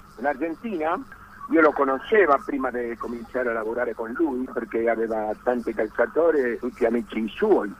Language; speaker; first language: Italian; non-native, learner; Spanish